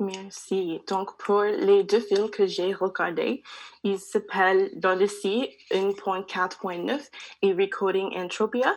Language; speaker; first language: French; non-native, learner; English